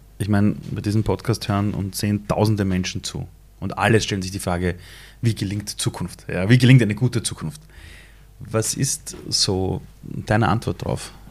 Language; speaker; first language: German; early bilingual, other home language; Persian